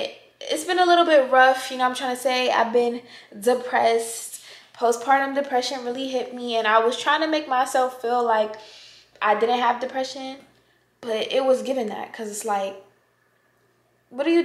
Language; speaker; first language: English; native; English